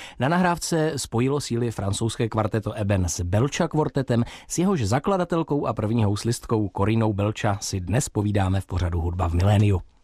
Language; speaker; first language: Czech; native; Czech